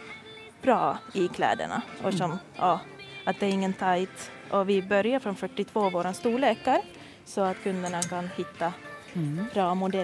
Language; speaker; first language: Swedish; non-native, fluent; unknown